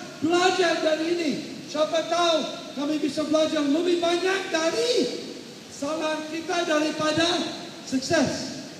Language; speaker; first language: Indonesian; non-native, learner; English